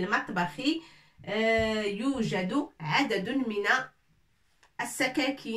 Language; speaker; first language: Arabic; non-native, fluent; French